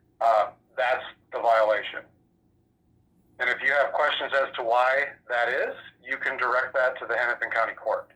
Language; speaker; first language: English; native; English